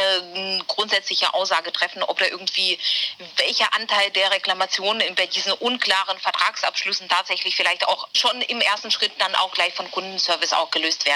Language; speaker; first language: German; native; German